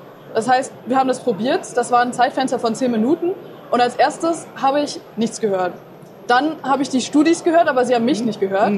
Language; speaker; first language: German; native; German